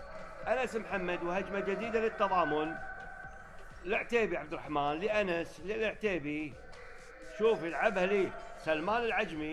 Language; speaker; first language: Arabic; native; Arabic